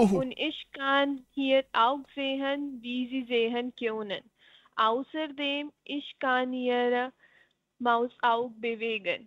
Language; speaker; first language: German; non-native, learner; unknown